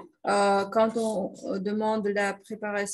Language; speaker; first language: French; non-native, fluent; Russian